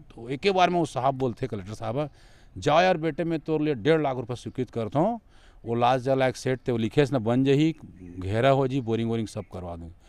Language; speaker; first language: Hindi; native; Hindi